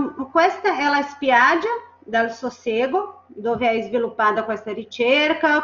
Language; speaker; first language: Italian; non-native, fluent; Portuguese